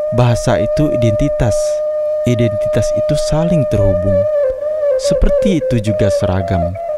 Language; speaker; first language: Indonesian; non-native, local second language; Minangkabau